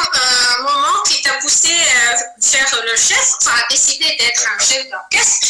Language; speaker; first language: French; non-native, fluent; Azerbaijani